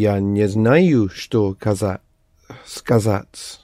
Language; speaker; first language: Russian; non-native, learner; English